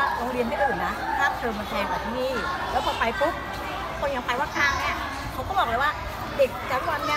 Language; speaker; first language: Thai; native; Thai